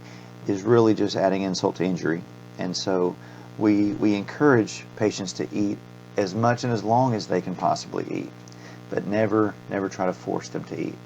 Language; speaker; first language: English; native; English